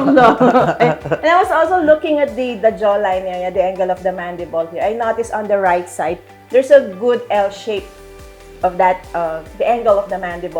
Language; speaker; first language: English; non-native, local second language; Filipino